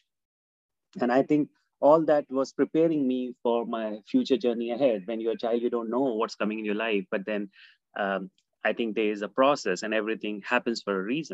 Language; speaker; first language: English; non-native, local second language; Hindi